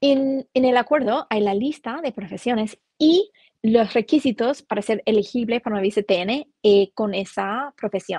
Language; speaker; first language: Spanish; non-native, fluent; English